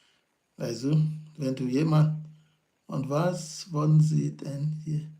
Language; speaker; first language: German; non-native, learner; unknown